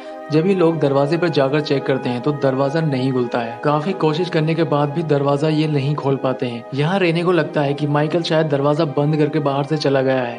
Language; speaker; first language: Hindi; native; Hindi